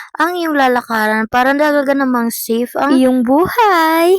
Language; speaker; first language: Filipino; non-native, local second language; Bikol